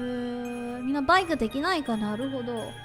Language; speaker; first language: Japanese; non-native, learner; English